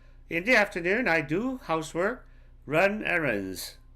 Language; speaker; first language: English; non-native, fluent; Korean